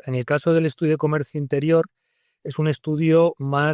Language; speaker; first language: Spanish; native; Spanish